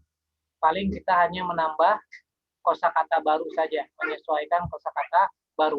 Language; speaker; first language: Indonesian; native; Indonesian